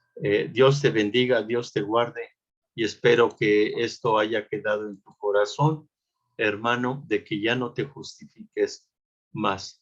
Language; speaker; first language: Spanish; native; Spanish